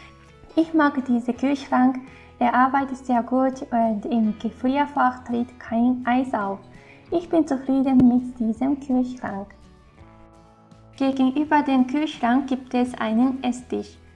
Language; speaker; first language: German; non-native, fluent; Japanese